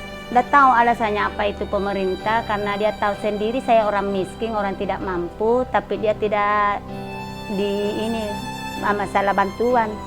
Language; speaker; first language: Indonesian; non-native, local second language; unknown